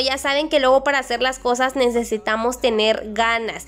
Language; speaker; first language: Spanish; native; Spanish